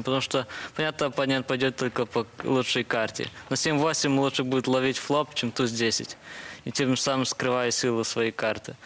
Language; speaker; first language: Russian; native; Russian